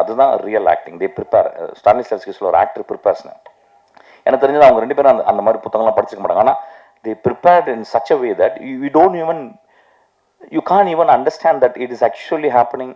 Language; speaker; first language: Tamil; native; Tamil